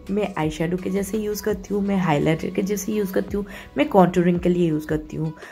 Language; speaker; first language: Hindi; non-native, local second language; Bangla